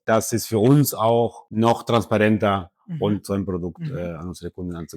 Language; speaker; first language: German; non-native, fluent; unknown